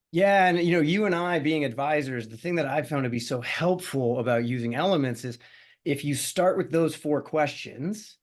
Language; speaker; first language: English; native; English